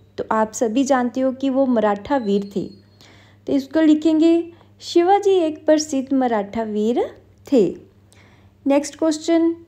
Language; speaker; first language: Hindi; non-native, local second language; Punjabi